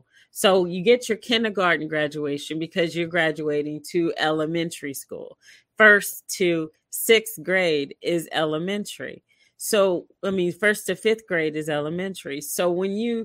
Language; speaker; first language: English; native; English